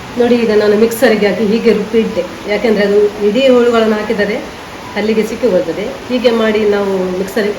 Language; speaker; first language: Kannada; non-native, local second language; Konkani